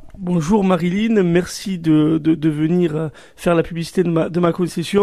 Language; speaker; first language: French; native; French